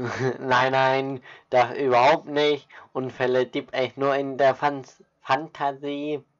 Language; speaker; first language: German; native; German